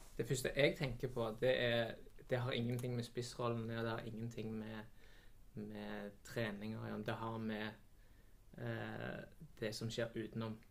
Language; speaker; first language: Norwegian; native; Norwegian